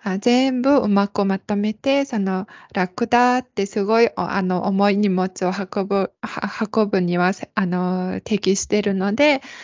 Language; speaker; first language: Japanese; non-native, fluent; Mongolian